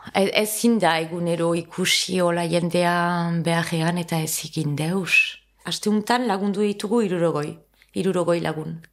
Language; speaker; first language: Basque; native; Basque